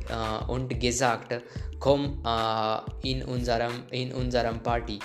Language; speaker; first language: German; non-native, learner; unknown